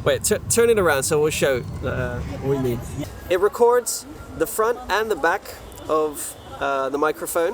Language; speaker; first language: English; non-native, fluent; Dutch